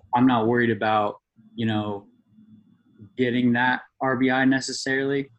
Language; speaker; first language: English; native; English